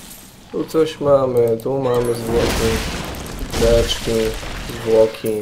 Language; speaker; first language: Polish; native; Polish